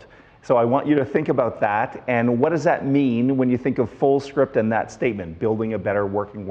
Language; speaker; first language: English; native; English